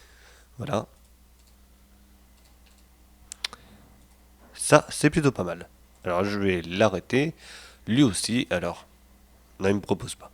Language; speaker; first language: French; native; French